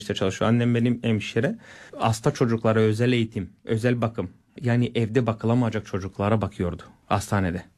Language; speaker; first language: Turkish; non-native, fluent; Bulgarian